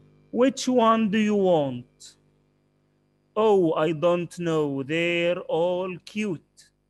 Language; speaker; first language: English; non-native, fluent; Arabic